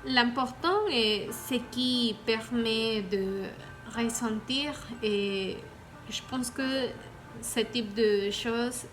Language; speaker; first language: French; non-native, learner; Spanish